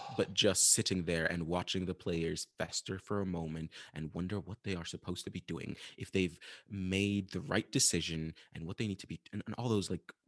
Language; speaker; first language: English; non-native, fluent; Arabic